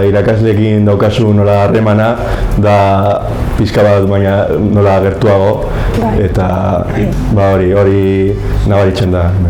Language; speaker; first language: Basque; non-native, local second language; Spanish